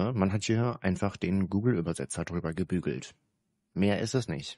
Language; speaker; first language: German; native; German